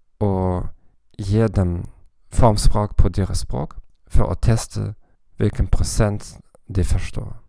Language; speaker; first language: Norwegian; non-native, learner; German